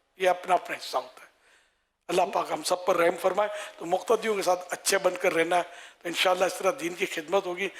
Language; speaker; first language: Urdu; native; Urdu